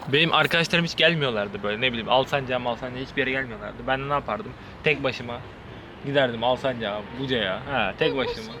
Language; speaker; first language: Turkish; native; Turkish